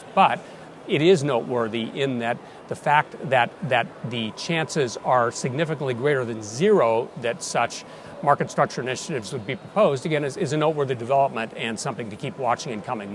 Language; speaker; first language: English; native; English